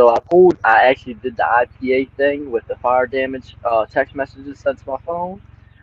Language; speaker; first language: English; native; English